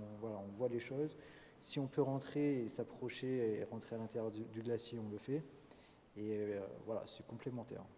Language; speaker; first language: French; native; French